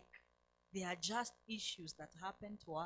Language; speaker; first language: English; non-native, local second language; Swahili